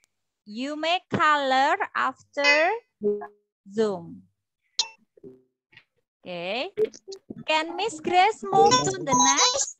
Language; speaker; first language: English; non-native, fluent; Indonesian